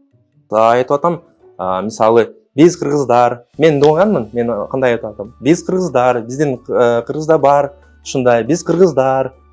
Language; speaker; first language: Kyrgyz; non-native, local second language; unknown